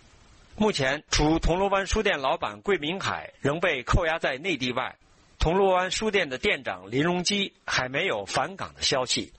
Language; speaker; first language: Chinese; native; Chinese